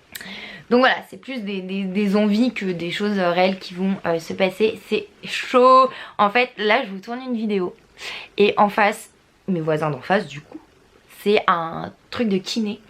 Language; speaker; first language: French; native; French